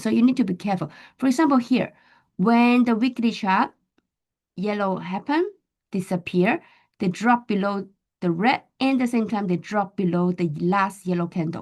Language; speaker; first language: English; non-native, fluent; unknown